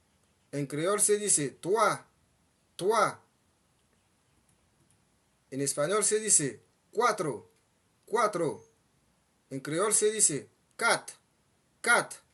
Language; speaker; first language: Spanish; non-native, fluent; Haitian Creole